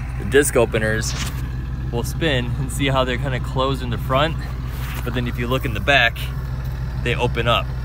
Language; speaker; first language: English; native; English